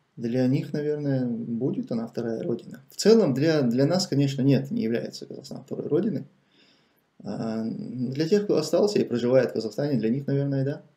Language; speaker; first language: Russian; non-native, local second language; Chechen